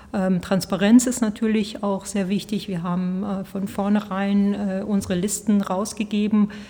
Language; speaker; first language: German; early bilingual, heritage; Spanish